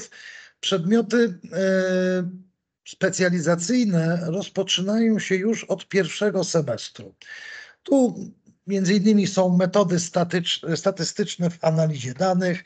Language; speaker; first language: Polish; native; Polish